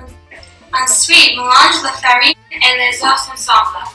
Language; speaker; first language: French; non-native, learner; English